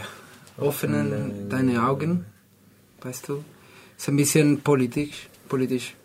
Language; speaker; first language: German; non-native, learner; Spanish